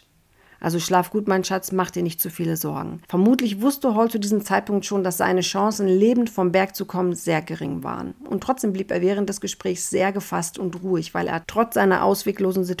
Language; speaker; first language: German; native; German